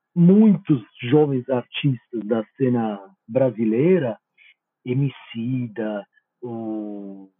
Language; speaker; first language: Portuguese; non-native, fluent; Italian